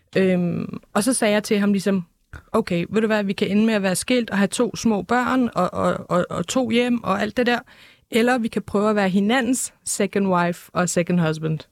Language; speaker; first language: Danish; early bilingual, other home language; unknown